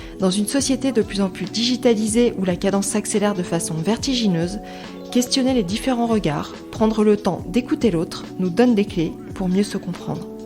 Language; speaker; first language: French; native; French